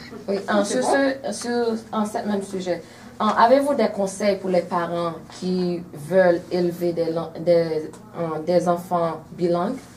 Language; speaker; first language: French; non-native, fluent; English